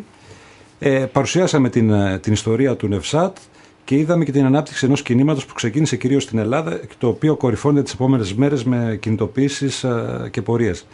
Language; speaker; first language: Greek; native; Greek